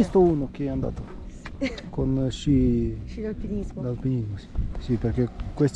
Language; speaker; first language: Italian; non-native, learner; Romanian